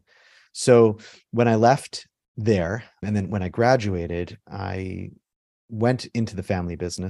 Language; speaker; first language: English; native; English